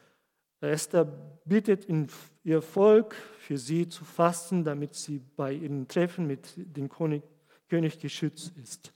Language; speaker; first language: German; non-native, fluent; Portuguese